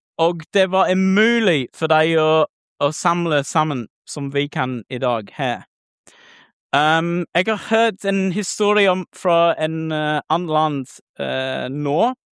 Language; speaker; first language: Norwegian; non-native, learner; English